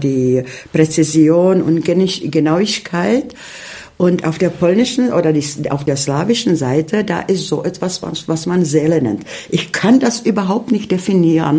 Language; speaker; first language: German; early bilingual, heritage; Czech